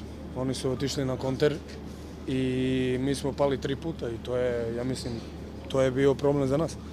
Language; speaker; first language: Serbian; early bilingual, heritage; German